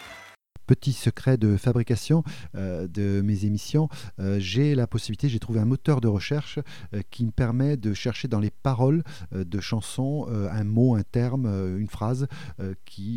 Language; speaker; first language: French; native; French